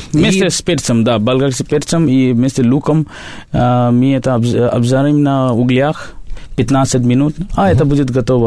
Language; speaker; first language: Russian; non-native, learner; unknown